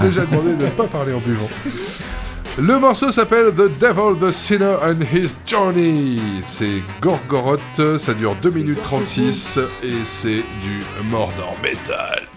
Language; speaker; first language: French; native; French